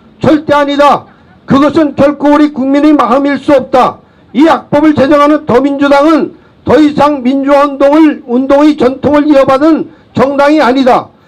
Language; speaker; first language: Korean; native; Korean